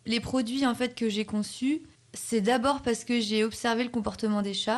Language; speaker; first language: French; native; French